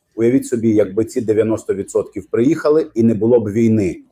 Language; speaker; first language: Ukrainian; non-native, fluent; Arabic